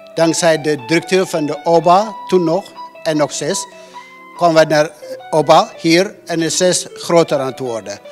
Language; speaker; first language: Dutch; non-native, fluent; Amharic